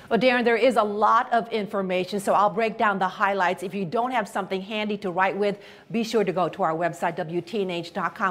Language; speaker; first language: English; native; English